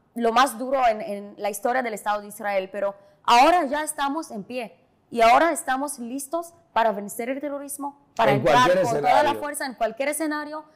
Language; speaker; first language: Spanish; non-native, fluent; Hebrew